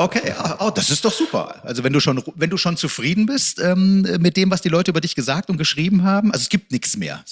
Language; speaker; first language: German; native; German